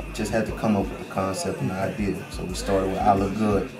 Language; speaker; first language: English; native; English